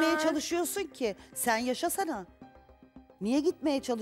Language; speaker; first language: Turkish; native; Turkish